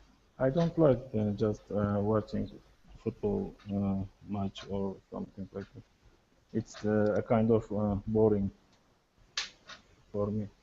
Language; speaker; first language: English; non-native, learner; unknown